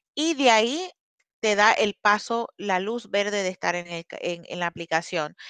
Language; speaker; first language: Spanish; non-native, local second language; English